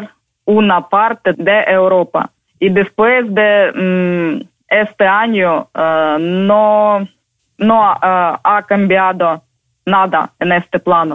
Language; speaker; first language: Spanish; non-native, fluent; Ukrainian